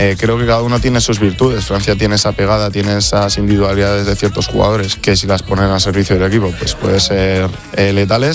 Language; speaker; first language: Spanish; native; Spanish